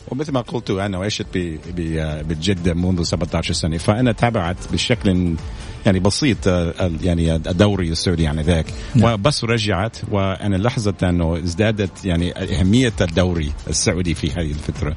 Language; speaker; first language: Arabic; non-native, fluent; English